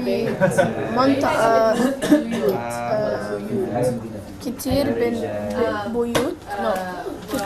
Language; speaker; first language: Arabic; non-native, learner; English